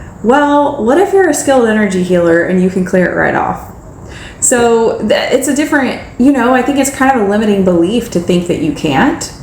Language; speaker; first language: English; native; English